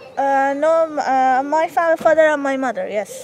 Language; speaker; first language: English; non-native, learner; Persian